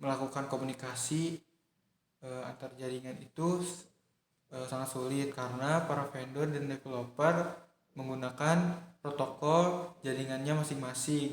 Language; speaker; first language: Indonesian; native; Indonesian